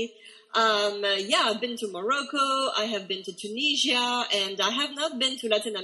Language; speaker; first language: English; non-native, fluent; French